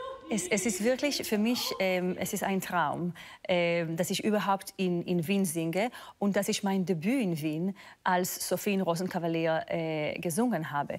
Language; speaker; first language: German; non-native, fluent; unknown